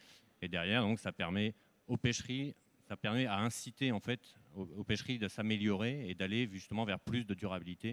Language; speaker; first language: French; native; French